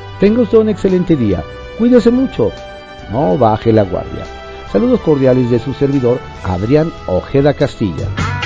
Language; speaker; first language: Spanish; native; Spanish